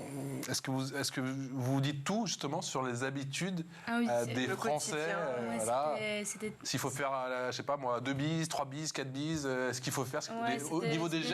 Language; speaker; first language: French; native; French